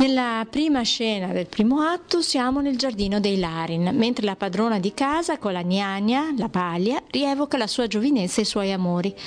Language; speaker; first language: Italian; native; Italian